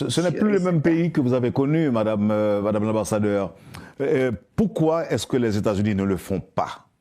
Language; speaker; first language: French; non-native, local second language; Haitian Creole